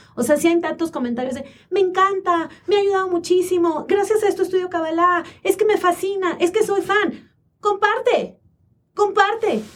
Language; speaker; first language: Spanish; native; Spanish